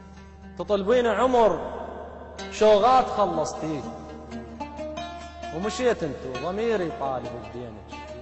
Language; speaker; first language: Arabic; native; Arabic